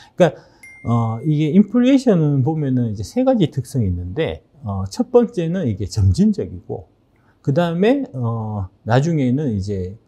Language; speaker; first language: Korean; native; Korean